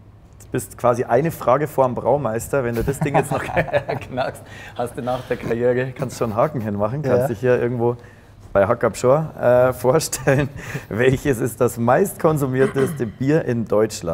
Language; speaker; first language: German; native; German